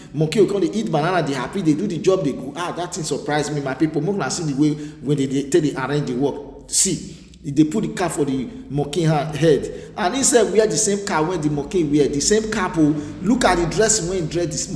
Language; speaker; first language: Nigerian Pidgin; non-native, local second language; Bini